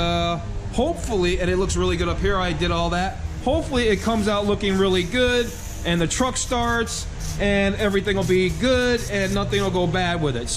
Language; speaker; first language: English; native; English